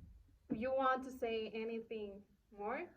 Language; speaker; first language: English; non-native, learner; Spanish